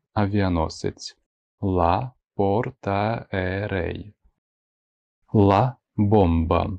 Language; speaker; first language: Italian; non-native, fluent; Ukrainian